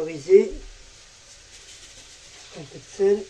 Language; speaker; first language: French; native; French